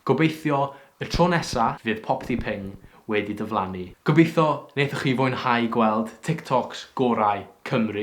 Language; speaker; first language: Welsh; native; Welsh